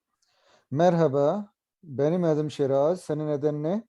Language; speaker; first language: Turkish; non-native, learner; Urdu